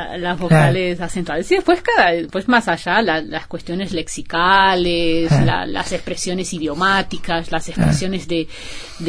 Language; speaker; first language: Spanish; non-native, fluent; Portuguese